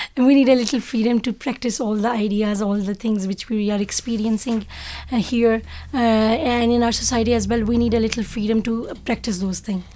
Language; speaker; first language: English; non-native, local second language; Urdu